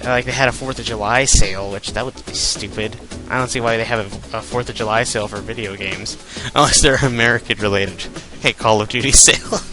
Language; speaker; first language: English; native; English